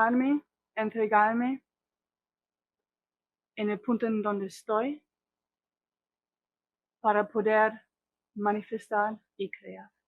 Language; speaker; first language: Spanish; non-native, fluent; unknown